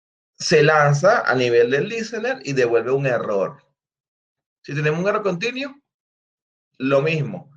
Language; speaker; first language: Spanish; native; Spanish